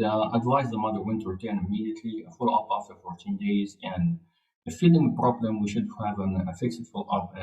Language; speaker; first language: English; non-native, fluent; Arabic